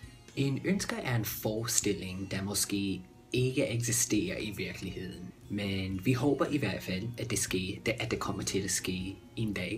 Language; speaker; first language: Danish; non-native, fluent; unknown